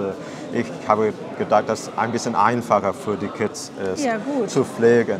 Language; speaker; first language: German; non-native, learner; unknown